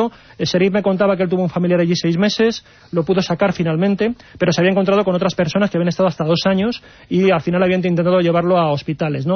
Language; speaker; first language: Spanish; native; Spanish